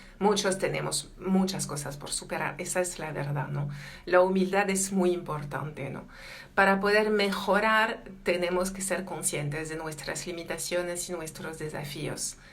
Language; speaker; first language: Spanish; non-native, fluent; French